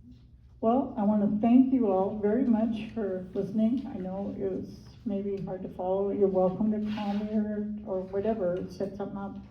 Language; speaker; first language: English; native; English